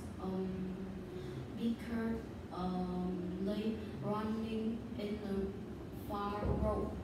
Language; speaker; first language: English; non-native, learner; Vietnamese